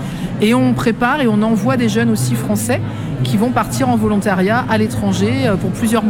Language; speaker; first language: French; native; French